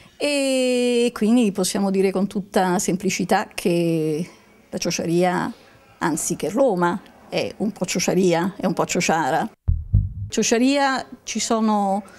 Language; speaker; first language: Italian; native; Italian